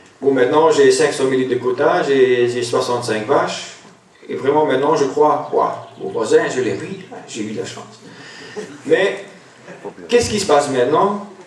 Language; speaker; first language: French; non-native, local second language; German